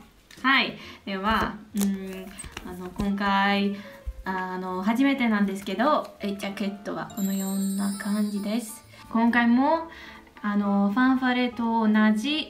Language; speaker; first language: Japanese; non-native, learner; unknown